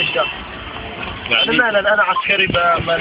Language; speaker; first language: Arabic; native; Arabic